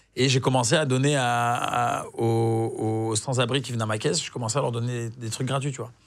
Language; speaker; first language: French; native; French